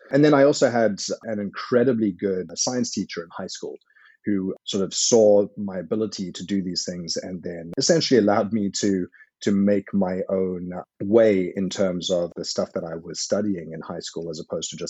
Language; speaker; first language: English; native; English